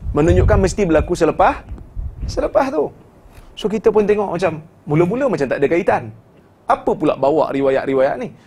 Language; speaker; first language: Malay; native; Malay